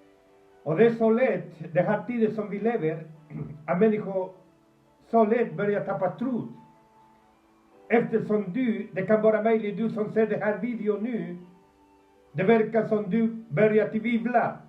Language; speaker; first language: Swedish; non-native, fluent; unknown